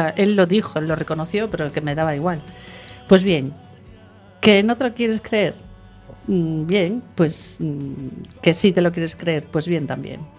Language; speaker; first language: Spanish; native; Spanish